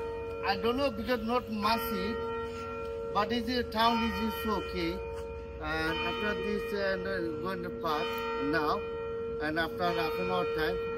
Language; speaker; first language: English; non-native, learner; Bangla